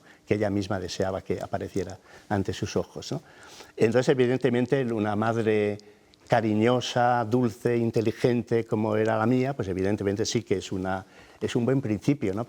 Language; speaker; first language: Spanish; native; Spanish